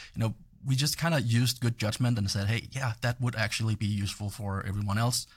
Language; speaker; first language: English; non-native, fluent; Danish